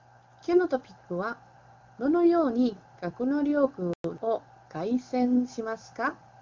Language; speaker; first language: Japanese; non-native, learner; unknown